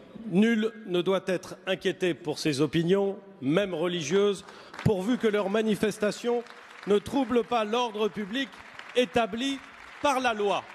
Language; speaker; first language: French; native; French